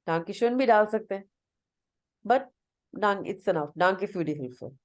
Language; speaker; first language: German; non-native, fluent; Urdu